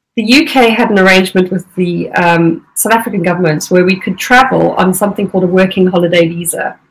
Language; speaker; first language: English; native; English